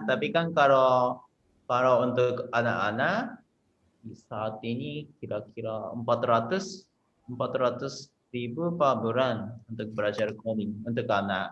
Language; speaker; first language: Indonesian; non-native, fluent; Japanese